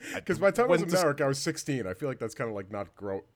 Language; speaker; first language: English; native; English